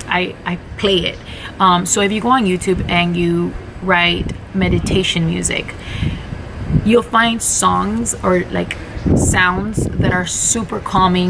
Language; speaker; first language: English; early bilingual, other home language; Spanish